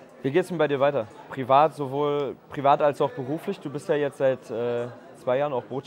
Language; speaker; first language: German; native; German